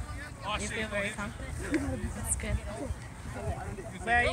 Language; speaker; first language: English; early bilingual, other home language; Spanish